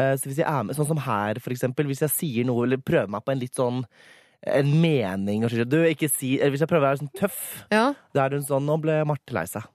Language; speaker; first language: Norwegian; native; Norwegian